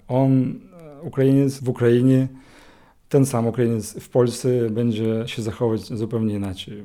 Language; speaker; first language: Polish; non-native, learner; Ukrainian